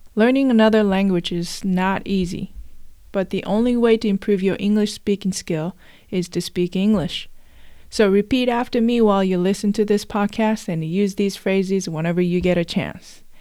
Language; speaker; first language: English; non-native, fluent; Japanese